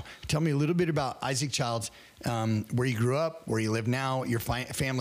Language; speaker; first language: English; native; English